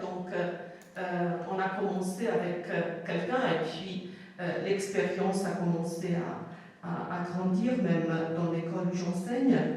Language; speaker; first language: French; non-native, fluent; Italian